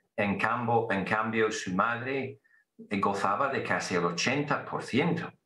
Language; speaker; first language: Spanish; non-native, fluent; English